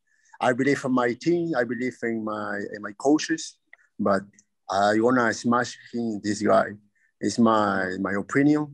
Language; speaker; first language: English; non-native, learner; Spanish